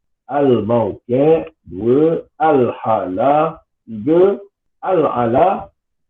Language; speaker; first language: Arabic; non-native, fluent; Malay